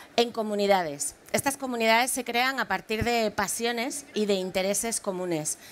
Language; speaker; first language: Spanish; native; Spanish